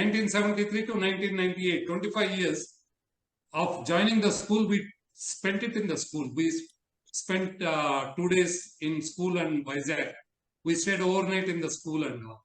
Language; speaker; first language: English; non-native, local second language; Telugu